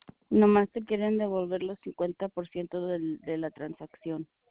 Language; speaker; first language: Spanish; early bilingual, heritage; Spanish